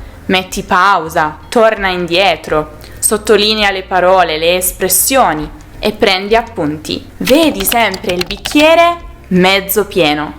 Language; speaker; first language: Italian; native; Italian